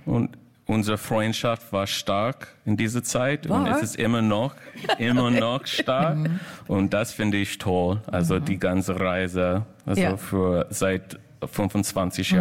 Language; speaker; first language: German; non-native, learner; English